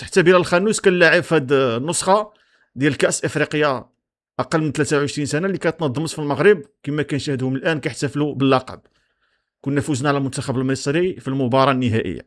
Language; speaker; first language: Arabic; native; Arabic